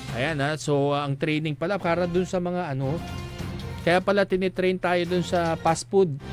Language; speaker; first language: Filipino; non-native, local second language; Iloko